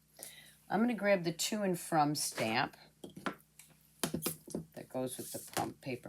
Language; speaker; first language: English; native; English